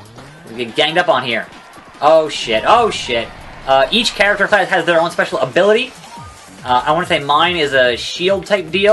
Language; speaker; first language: English; native; English